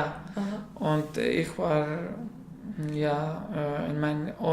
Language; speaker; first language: German; non-native, learner; Pashto